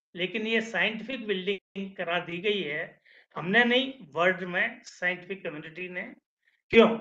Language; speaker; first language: Hindi; native; Hindi